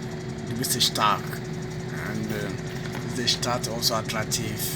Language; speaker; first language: German; non-native, learner; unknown